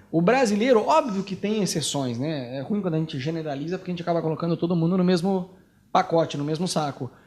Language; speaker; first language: Portuguese; native; Portuguese